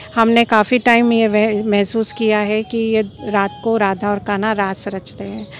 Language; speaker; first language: Hindi; non-native, local second language; Marathi